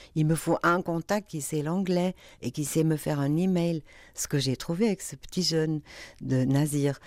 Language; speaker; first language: French; non-native, fluent; German